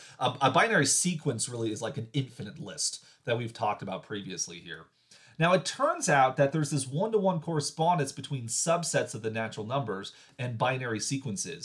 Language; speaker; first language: English; native; English